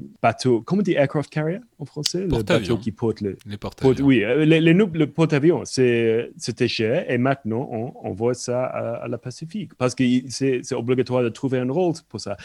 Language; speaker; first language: French; non-native, fluent; English